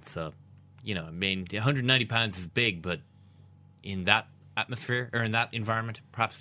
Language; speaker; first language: English; native; English